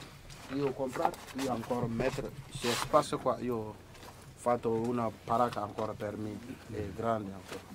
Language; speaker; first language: Italian; non-native, learner; Wolof